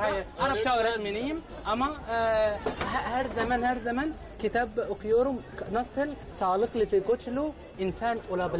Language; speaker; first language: Turkish; non-native, learner; Arabic